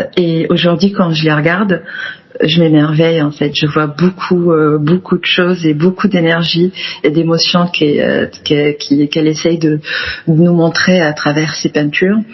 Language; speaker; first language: French; non-native, local second language; Arabic